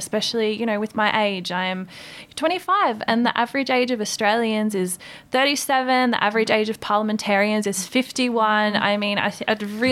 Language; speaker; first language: English; native; English